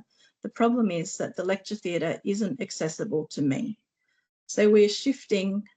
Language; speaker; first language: English; native; English